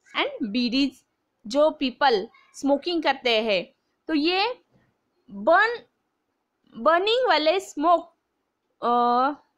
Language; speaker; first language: Hindi; non-native, local second language; Marathi